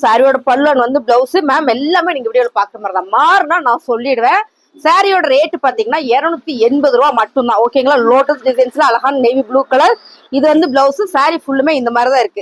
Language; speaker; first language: Tamil; native; Tamil